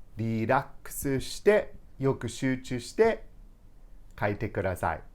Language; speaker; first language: Japanese; non-native, fluent; English